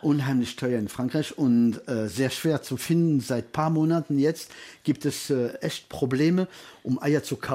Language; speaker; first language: German; non-native, fluent; French